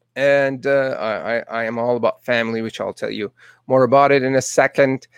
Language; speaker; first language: English; non-native, fluent; Persian